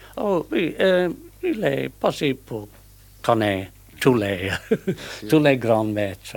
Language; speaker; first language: French; non-native, learner; English